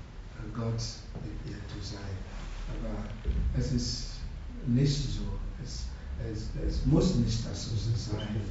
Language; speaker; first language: German; non-native, learner; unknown